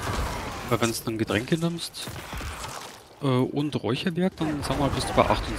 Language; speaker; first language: German; native; German